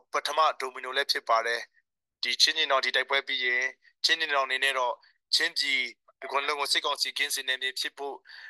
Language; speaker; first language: Burmese; non-native, local second language; Hakha Chin